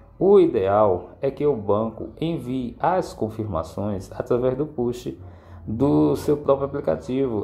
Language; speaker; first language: Portuguese; native; Portuguese